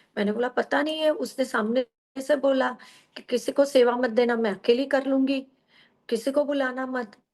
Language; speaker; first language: Hindi; non-native, local second language; Gujarati